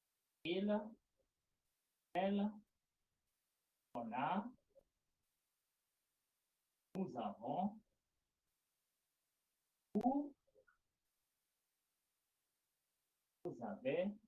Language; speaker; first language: French; non-native, fluent; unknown